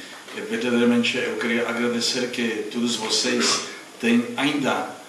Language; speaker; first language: Portuguese; non-native, fluent; Czech